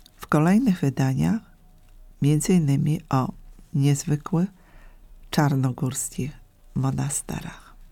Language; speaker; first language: Polish; native; Polish